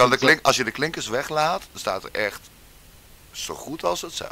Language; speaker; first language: Dutch; native; Dutch